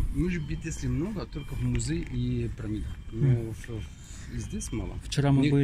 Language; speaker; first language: Russian; non-native, learner; Arabic